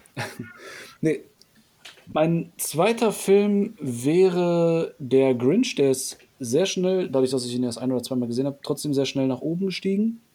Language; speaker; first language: German; early bilingual, other home language; Polish